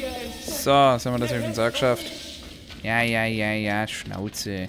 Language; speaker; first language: German; native; German